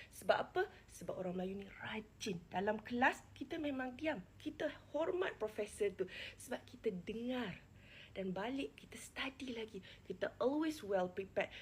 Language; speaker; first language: Malay; native; Malay